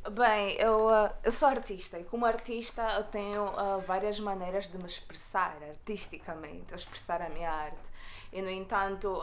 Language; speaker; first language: Portuguese; native; Portuguese